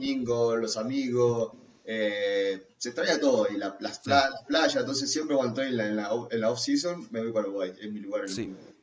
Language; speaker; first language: Spanish; native; Spanish